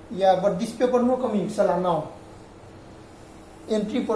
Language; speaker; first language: English; non-native, learner; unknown